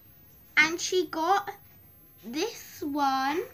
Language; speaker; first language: English; native; English